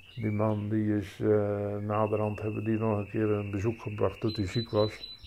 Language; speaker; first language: Dutch; native; Dutch